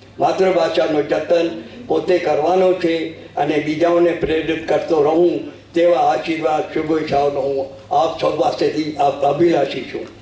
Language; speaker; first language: Gujarati; non-native, local second language; Sindhi